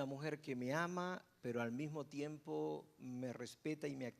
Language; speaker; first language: Spanish; native; Spanish